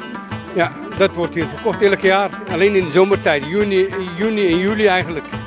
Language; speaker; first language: Dutch; early bilingual, other home language; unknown